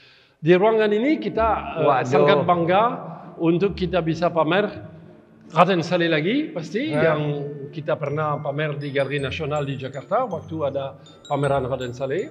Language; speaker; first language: Indonesian; non-native, fluent; French